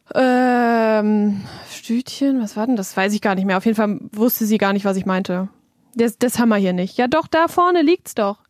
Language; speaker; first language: German; native; German